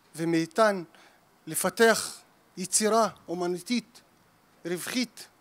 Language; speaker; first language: Hebrew; native; Hebrew